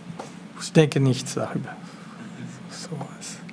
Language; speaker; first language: German; non-native, local second language; French